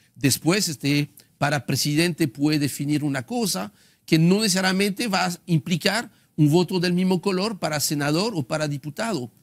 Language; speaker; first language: Spanish; non-native, fluent; French